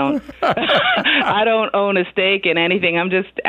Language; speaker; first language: English; native; English